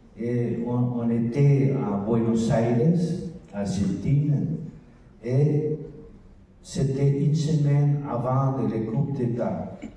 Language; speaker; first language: French; non-native, learner; Spanish